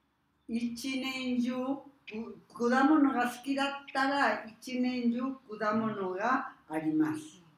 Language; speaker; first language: Japanese; non-native, learner; Spanish